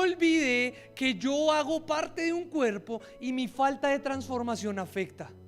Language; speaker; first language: Spanish; native; Spanish